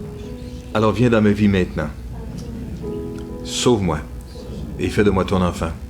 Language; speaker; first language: French; native; French